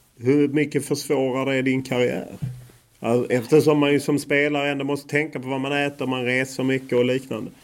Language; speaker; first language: Swedish; native; Swedish